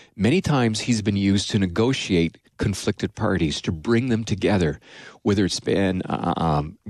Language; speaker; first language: English; native; English